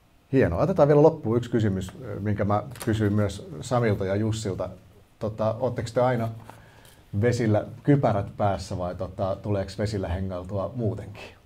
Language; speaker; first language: Finnish; native; Finnish